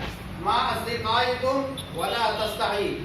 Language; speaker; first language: Arabic; non-native, fluent; Urdu